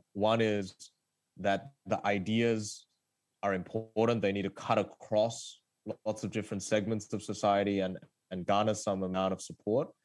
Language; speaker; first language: English; early bilingual, other home language; Korean